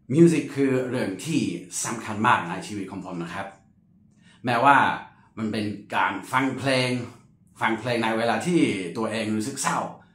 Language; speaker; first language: Thai; non-native, fluent; English